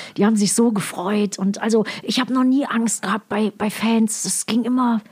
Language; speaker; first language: German; native; German